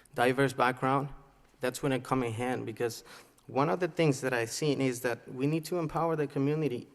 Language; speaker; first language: English; non-native, fluent; Spanish